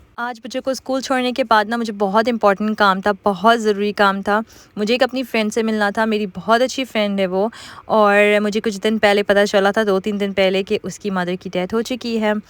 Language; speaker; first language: Urdu; native; Urdu